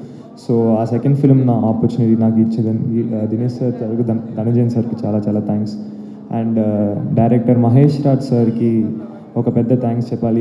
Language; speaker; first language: Telugu; non-native, learner; Tamil